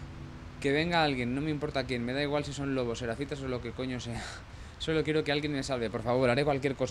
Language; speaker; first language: Spanish; native; Spanish